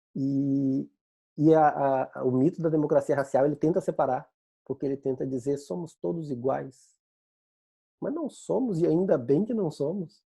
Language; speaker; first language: Portuguese; native; Portuguese